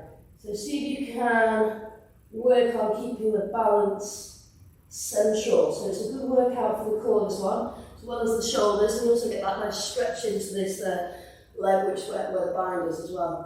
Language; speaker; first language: English; native; English